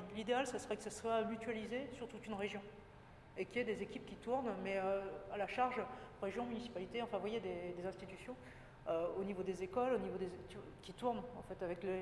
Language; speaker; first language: French; native; French